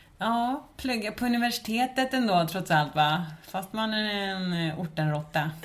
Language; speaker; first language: Swedish; early bilingual, other home language; Spanish